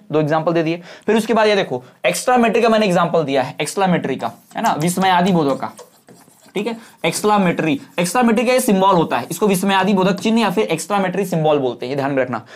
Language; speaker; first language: Hindi; non-native, local second language; Bhojpuri